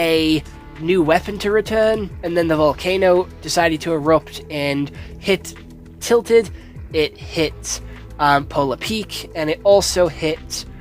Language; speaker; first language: English; native; English